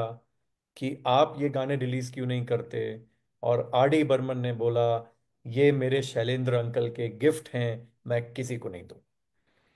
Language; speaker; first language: Hindi; native; Hindi